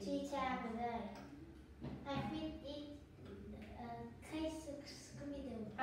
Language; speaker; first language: English; non-native, learner; Vietnamese